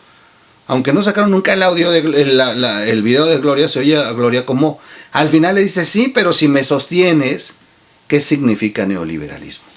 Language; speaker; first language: Spanish; native; Spanish